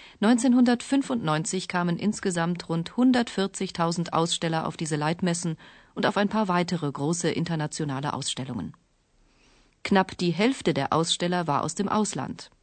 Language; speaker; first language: German; native; German